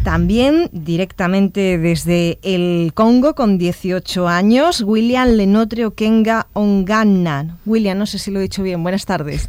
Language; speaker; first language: Spanish; native; Spanish